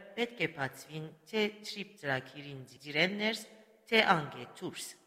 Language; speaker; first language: Armenian; early bilingual, heritage; Armenian